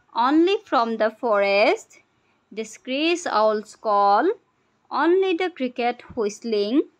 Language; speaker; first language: English; non-native, local second language; Assamese